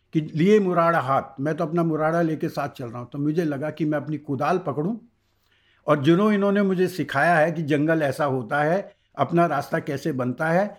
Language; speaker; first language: Hindi; native; Hindi